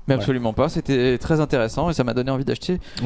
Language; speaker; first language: French; native; French